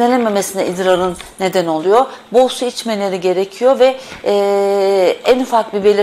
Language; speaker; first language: Turkish; native; Turkish